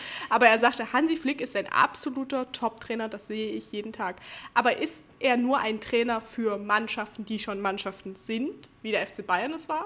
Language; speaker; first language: German; native; German